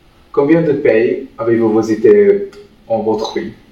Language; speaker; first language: French; non-native, learner; Tamil